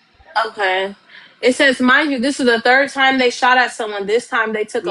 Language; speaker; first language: English; native; English